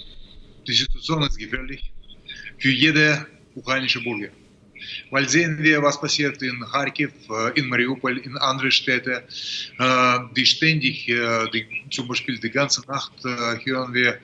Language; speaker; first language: German; non-native, fluent; Russian